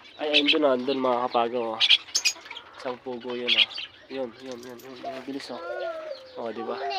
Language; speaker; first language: Filipino; native; Filipino